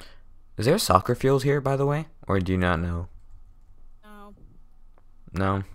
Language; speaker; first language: English; native; English